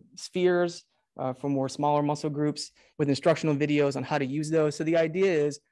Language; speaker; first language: English; native; English